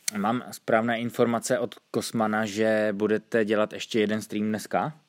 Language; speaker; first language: Czech; native; Czech